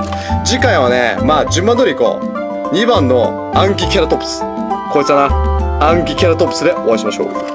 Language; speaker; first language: Japanese; native; Japanese